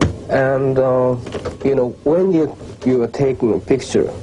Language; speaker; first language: English; non-native, learner; Japanese